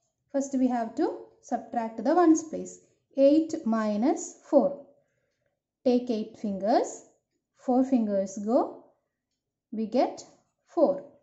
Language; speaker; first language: English; non-native, local second language; Malayalam